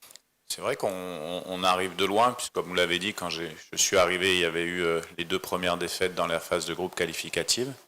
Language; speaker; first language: French; native; French